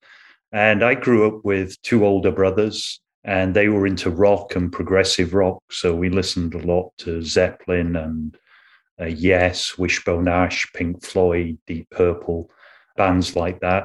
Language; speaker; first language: English; native; English